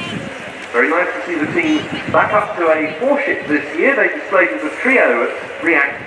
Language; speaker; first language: English; native; English